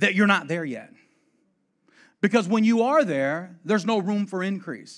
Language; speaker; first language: English; native; English